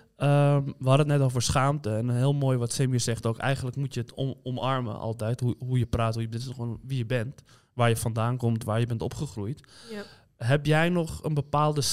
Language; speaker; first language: Dutch; native; Dutch